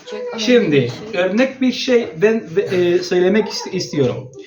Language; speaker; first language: Turkish; non-native, learner; Spanish